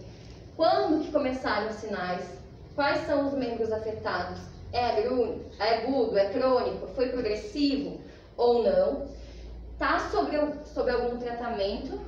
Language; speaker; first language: Portuguese; native; Portuguese